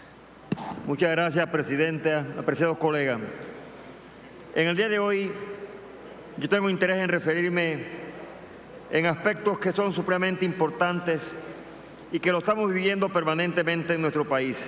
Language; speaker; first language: Spanish; native; Spanish